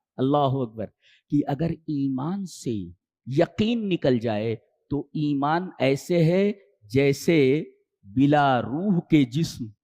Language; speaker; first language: Urdu; native; Urdu